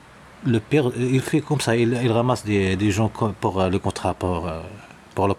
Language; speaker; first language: French; non-native, learner; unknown